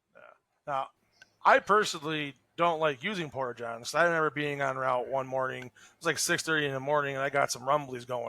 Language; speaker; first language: English; native; English